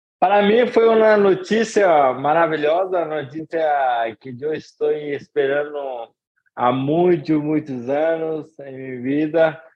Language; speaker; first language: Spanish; non-native, learner; Portuguese